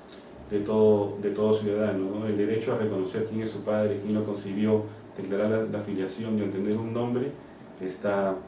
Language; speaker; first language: Spanish; native; Spanish